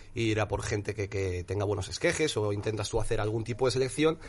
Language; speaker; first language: Spanish; early bilingual, other home language; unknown